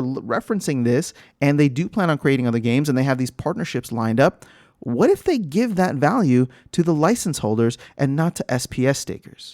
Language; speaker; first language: English; native; English